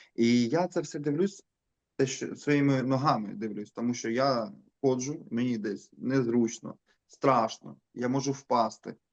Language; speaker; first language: Ukrainian; native; Ukrainian